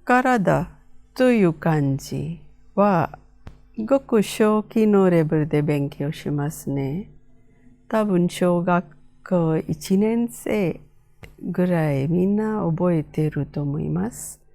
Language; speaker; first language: Japanese; non-native, fluent; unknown